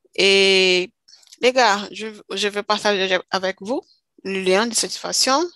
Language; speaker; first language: French; non-native, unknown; Portuguese